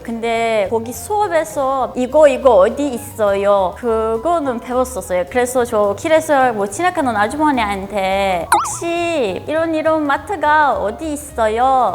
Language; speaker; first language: Korean; non-native, fluent; Turkish